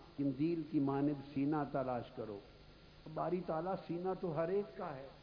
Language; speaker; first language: Urdu; non-native, local second language; Punjabi